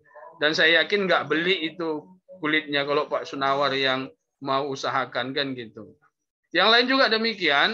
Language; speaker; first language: Indonesian; native; Indonesian